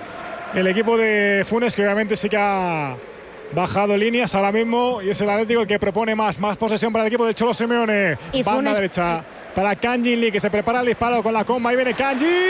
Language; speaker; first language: Spanish; native; Spanish